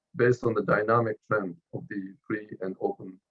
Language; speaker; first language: English; non-native, fluent; Japanese